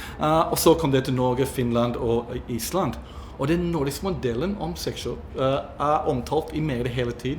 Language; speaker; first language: Norwegian; non-native, fluent; English